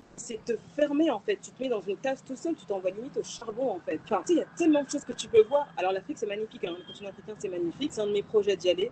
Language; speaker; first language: French; native; French